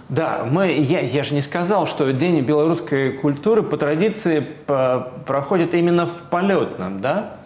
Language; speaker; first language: Russian; native; Russian